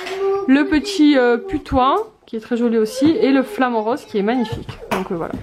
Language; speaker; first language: French; native; French